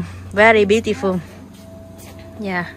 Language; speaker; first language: English; non-native, learner; Vietnamese